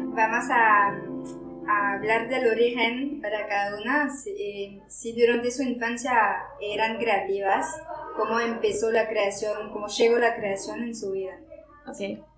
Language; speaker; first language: Spanish; non-native, fluent; French